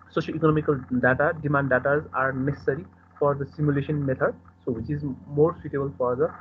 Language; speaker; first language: English; non-native, local second language; Nepali